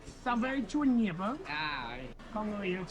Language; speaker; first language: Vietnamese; non-native, fluent; English